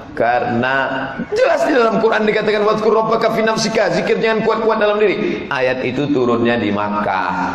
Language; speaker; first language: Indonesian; native; Indonesian